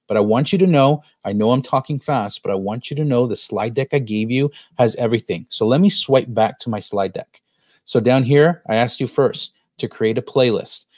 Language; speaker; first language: English; early bilingual, other home language; Spanish